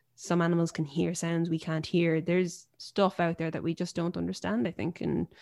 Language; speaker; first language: English; native; English